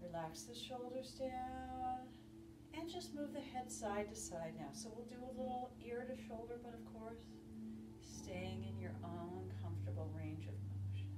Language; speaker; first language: English; native; English